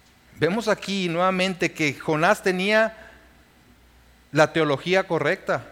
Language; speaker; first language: Spanish; native; Spanish